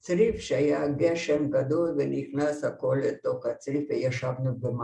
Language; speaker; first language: Hebrew; non-native, fluent; Hungarian